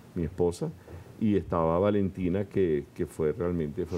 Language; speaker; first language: Spanish; native; Spanish